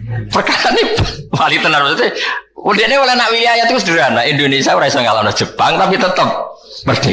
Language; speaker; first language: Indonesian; non-native, local second language; Javanese